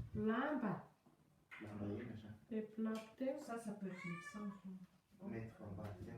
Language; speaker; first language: French; non-native, local second language; Malagasy